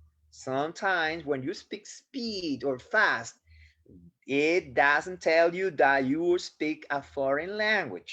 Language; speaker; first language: English; non-native, fluent; Spanish